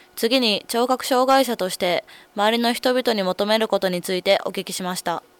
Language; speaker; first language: Japanese; native; Japanese